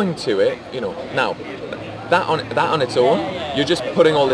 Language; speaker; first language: English; native; English